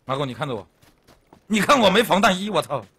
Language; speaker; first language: Chinese; native; Chinese